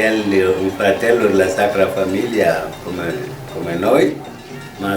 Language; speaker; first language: Italian; non-native, fluent; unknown